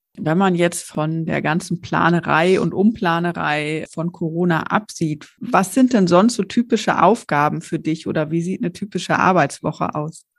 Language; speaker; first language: German; native; German